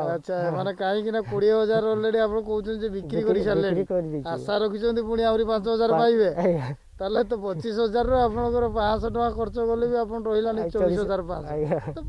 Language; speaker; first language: Odia; native; Odia